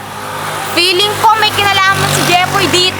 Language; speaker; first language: Filipino; native; Filipino